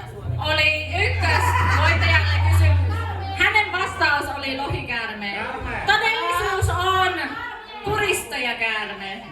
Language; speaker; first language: Finnish; non-native, fluent; Khmer